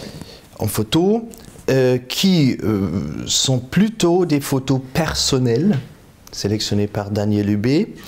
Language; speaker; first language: French; non-native, fluent; German